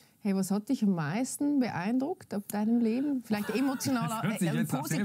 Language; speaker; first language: German; native; German